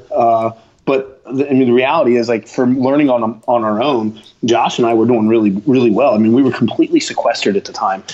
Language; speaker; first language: English; native; English